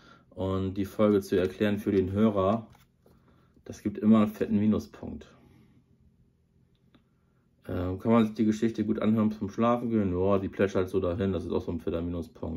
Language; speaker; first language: German; native; German